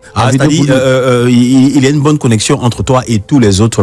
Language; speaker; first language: French; native; French